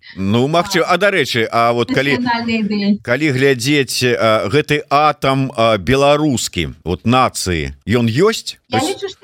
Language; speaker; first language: Belarusian; non-native, local second language; Russian